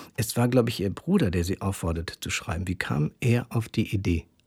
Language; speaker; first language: German; native; German